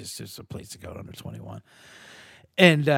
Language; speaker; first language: English; native; English